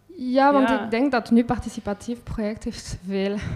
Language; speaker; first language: Dutch; non-native, local second language; French